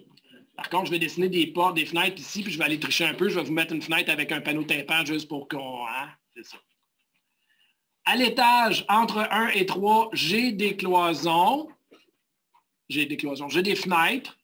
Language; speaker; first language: French; native; French